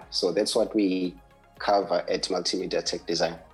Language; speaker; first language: English; non-native, local second language; Zulu